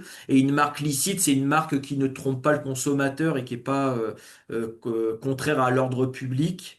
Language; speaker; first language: French; native; French